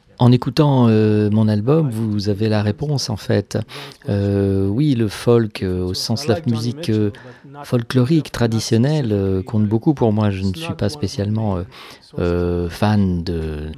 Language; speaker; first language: French; non-native, fluent; Hebrew